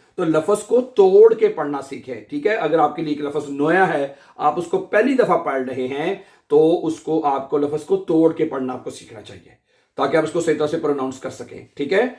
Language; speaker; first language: Urdu; native; Urdu